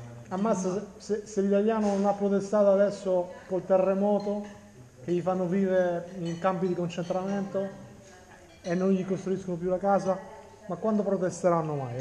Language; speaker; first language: Italian; native; Italian